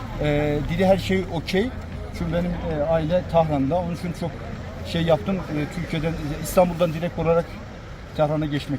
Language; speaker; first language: Turkish; non-native, learner; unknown